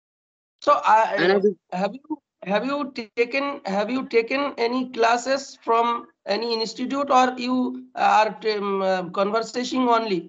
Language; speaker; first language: English; non-native, learner; Bangla